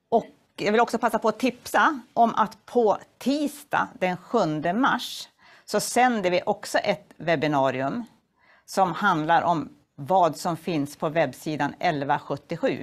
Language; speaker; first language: Swedish; native; Swedish